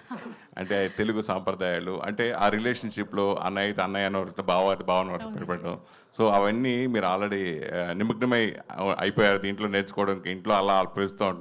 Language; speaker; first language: Telugu; native; Telugu